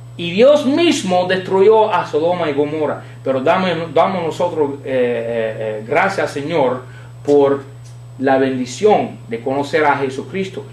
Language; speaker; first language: Spanish; non-native, fluent; English